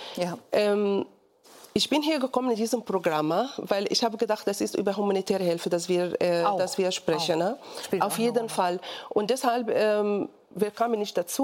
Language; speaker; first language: German; non-native, fluent; Arabic